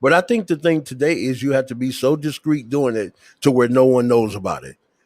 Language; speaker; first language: English; native; English